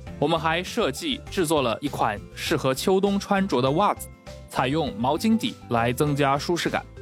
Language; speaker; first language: Chinese; native; Chinese